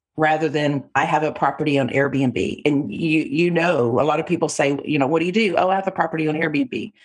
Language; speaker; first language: English; native; English